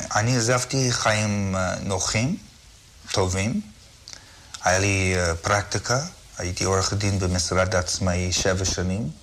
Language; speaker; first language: Hebrew; non-native, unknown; English